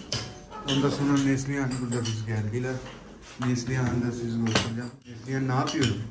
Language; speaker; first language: Turkish; non-native, learner; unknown